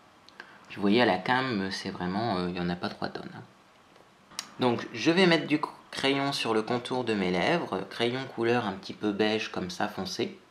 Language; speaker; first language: French; native; French